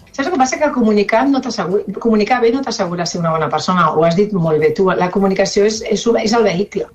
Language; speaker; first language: Catalan; non-native, local second language; Spanish